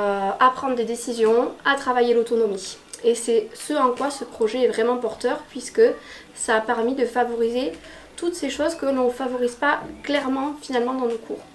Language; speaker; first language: French; native; French